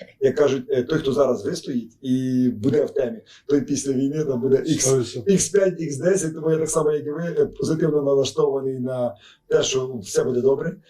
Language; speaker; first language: Ukrainian; native; Ukrainian